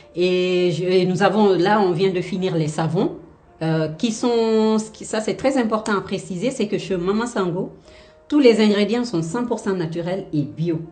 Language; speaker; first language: French; non-native, local second language; Fula